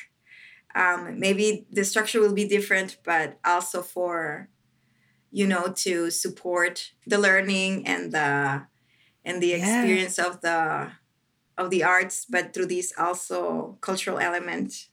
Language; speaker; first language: English; non-native, fluent; Spanish